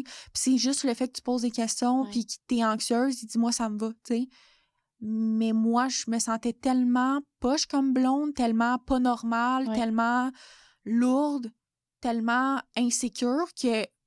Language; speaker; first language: French; native; French